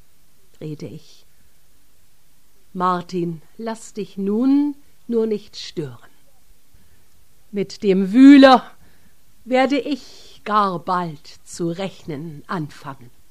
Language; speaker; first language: German; native; German